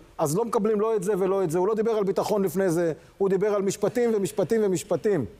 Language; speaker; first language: Hebrew; native; Hebrew